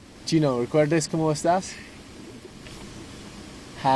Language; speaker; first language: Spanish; non-native, learner; English